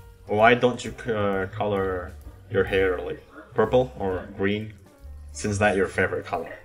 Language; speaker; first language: English; non-native, fluent; Indonesian